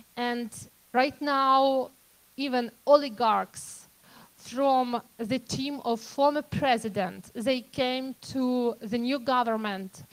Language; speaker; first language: English; non-native, fluent; Ukrainian